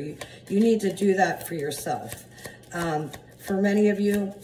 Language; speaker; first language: English; native; English